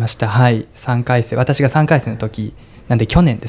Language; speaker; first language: Japanese; native; Japanese